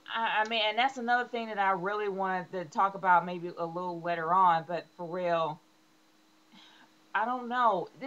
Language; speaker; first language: English; native; English